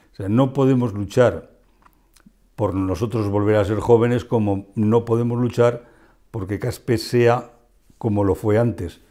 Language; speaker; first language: Spanish; early bilingual, heritage; Spanish